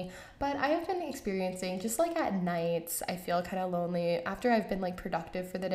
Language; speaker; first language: English; native; English